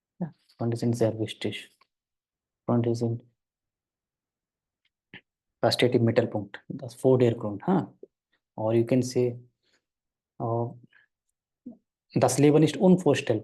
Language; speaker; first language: German; non-native, fluent; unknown